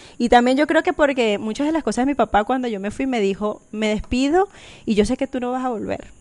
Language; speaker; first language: Spanish; native; Spanish